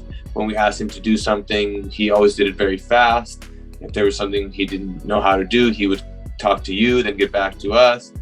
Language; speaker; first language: English; native; English